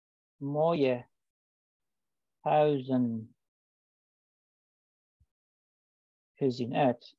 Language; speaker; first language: Dutch; non-native, learner; Turkish